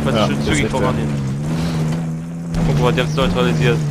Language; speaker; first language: German; native; German